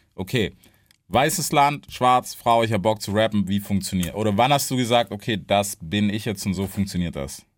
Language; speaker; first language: German; non-native, fluent; English